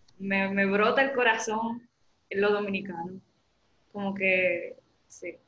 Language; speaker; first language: Spanish; early bilingual, other home language; French